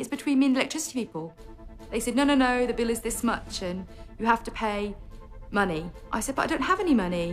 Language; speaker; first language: English; native; English